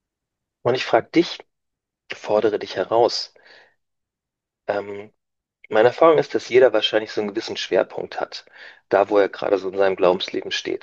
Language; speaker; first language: German; native; German